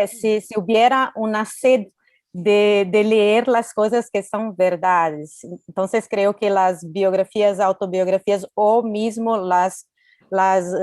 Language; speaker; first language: Spanish; non-native, fluent; Portuguese